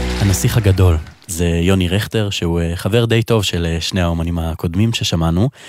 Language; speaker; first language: Hebrew; native; Hebrew